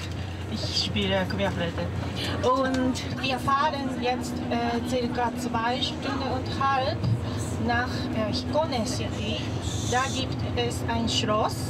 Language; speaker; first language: German; non-native, fluent; Japanese